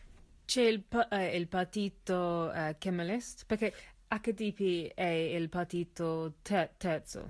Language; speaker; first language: Italian; non-native, learner; English